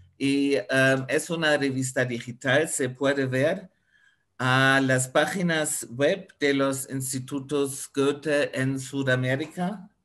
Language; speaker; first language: Spanish; non-native, fluent; German